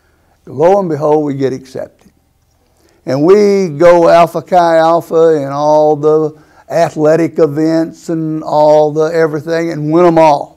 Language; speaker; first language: English; native; English